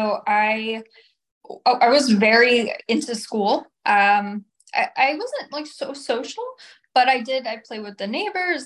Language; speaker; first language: English; native; English